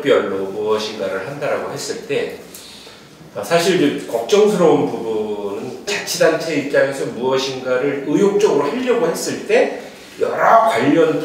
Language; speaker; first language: Korean; native; Korean